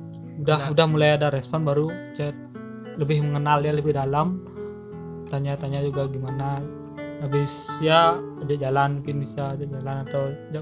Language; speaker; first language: Indonesian; native; Indonesian